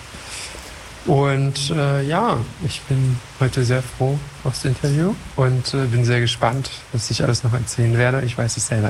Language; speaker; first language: German; non-native, fluent; French